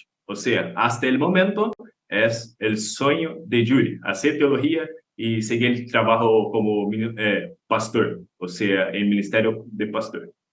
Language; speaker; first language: Spanish; non-native, learner; Portuguese